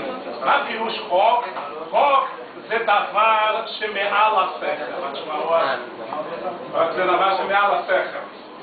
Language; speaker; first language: Hebrew; non-native, fluent; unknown